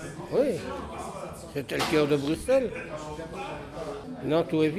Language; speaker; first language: French; native; French